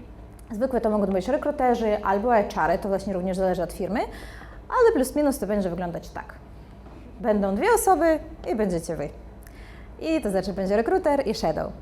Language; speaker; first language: Polish; non-native, fluent; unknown